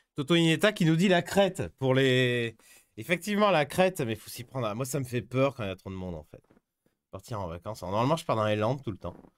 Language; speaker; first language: French; native; French